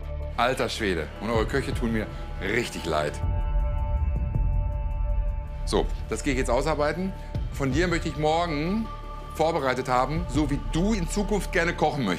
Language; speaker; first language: German; native; German